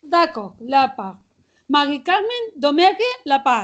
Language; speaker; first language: French; non-native, learner; Catalan